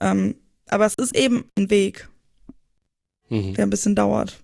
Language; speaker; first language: German; native; German